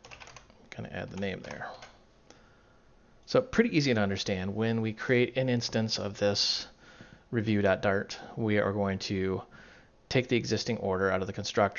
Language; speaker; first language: English; native; English